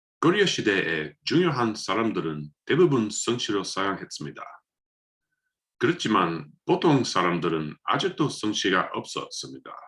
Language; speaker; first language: Korean; non-native, learner; English